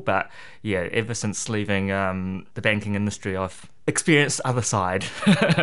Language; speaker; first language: English; native; English